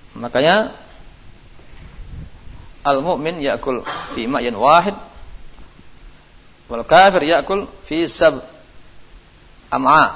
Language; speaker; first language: Arabic; non-native, fluent; Indonesian